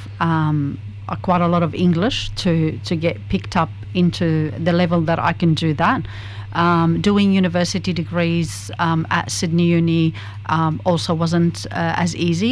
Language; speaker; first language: English; non-native, fluent; Arabic